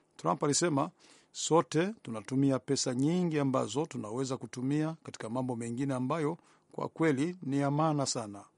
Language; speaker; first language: Swahili; non-native, local second language; Rundi